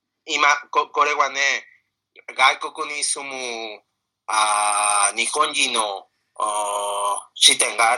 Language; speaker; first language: Japanese; non-native, fluent; Spanish